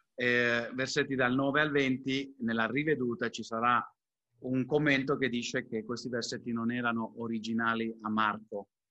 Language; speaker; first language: Italian; native; Italian